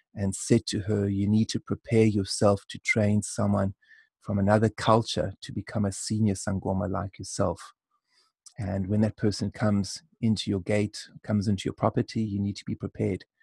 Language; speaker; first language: English; native; English